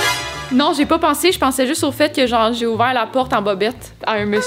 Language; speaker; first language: French; native; French